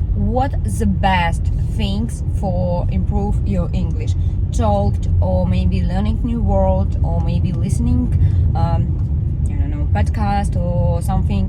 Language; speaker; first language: English; non-native, learner; Russian